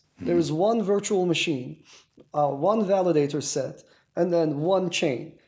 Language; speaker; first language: English; non-native, fluent; Turkish